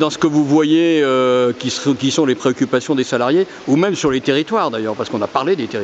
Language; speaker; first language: French; native; French